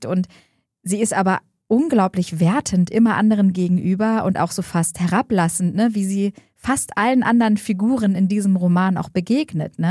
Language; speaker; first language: German; native; German